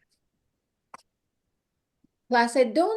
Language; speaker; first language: Spanish; non-native, fluent; English